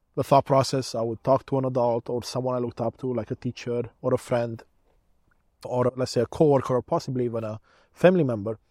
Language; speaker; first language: English; early bilingual, other home language; Romanian